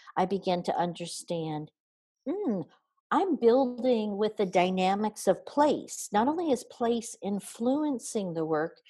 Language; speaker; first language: English; native; English